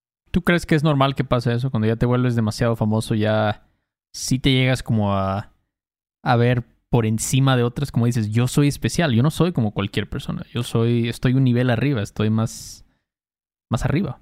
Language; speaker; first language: Spanish; native; Spanish